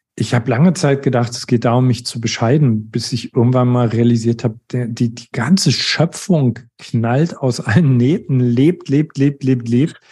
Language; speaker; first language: German; native; German